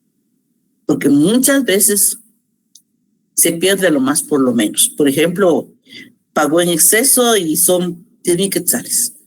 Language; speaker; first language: Spanish; native; Spanish